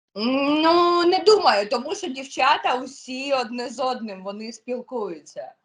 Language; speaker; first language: Ukrainian; non-native, local second language; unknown